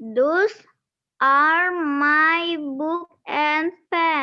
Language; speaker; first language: English; non-native, learner; Indonesian